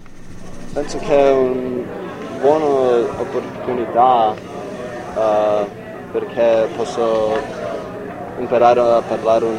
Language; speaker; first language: Italian; non-native, learner; English